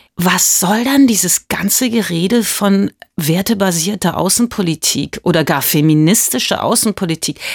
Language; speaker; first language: German; early bilingual, heritage; German